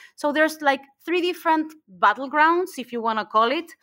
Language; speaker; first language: English; non-native, fluent; Spanish